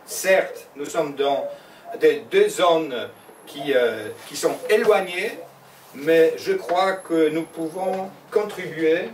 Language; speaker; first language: French; non-native, fluent; Polish